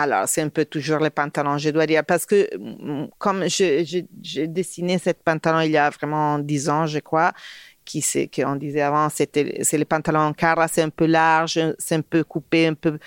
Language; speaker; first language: French; non-native, fluent; Italian